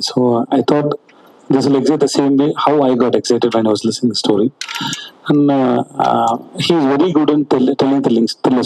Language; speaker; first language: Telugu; non-native, learner; Tamil